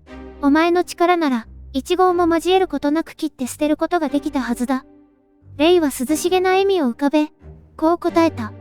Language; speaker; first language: Japanese; native; Japanese